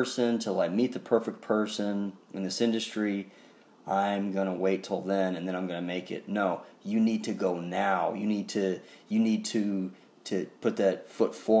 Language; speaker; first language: English; native; English